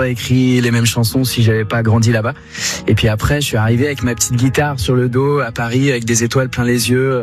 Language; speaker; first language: French; native; French